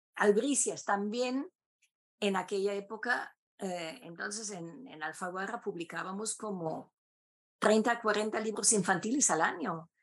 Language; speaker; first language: Spanish; non-native, fluent; German